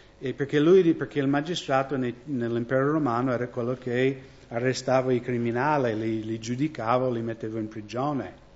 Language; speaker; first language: Italian; non-native, fluent; English